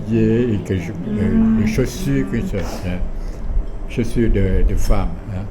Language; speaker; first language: French; non-native, local second language; Vietnamese